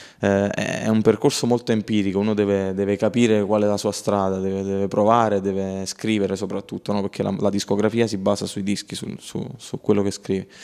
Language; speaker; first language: Italian; native; Italian